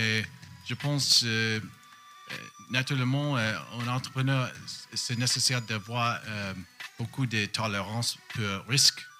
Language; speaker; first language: French; non-native, learner; English